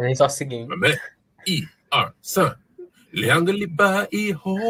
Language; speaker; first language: Chinese; non-native, learner; English